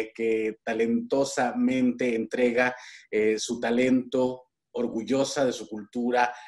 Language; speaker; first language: Spanish; native; Spanish